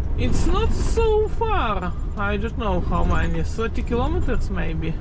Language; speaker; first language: English; non-native, learner; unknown